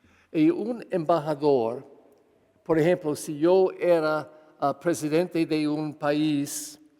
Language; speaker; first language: Spanish; non-native, fluent; English